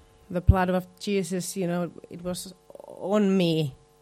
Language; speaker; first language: English; non-native, fluent; Finnish